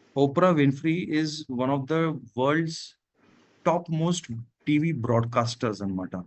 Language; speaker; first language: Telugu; non-native, fluent; Gujarati